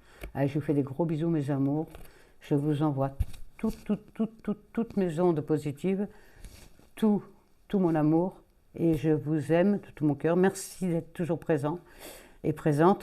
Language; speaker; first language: French; native; French